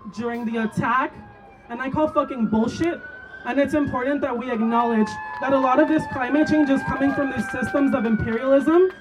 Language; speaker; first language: English; early bilingual, other home language; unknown